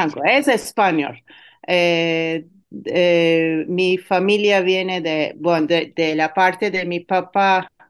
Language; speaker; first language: Spanish; non-native, fluent; Turkish